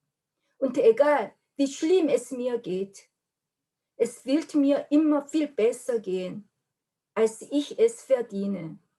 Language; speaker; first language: German; non-native, learner; Korean